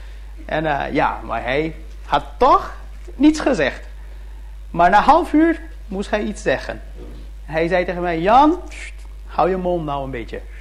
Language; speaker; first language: Dutch; early bilingual, heritage; Dutch